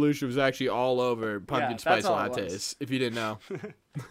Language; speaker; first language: English; native; English